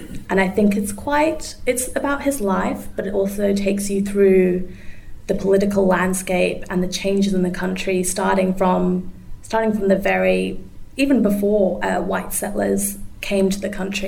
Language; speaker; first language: English; native; English